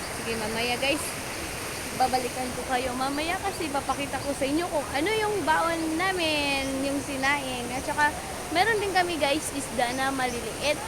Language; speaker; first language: Filipino; non-native, local second language; Waray